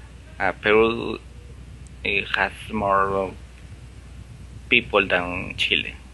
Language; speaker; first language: English; non-native, learner; Spanish